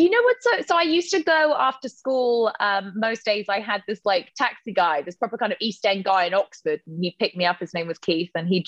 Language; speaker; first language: English; native; English